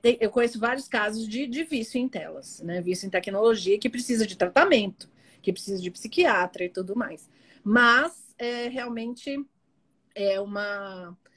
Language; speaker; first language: Portuguese; native; Portuguese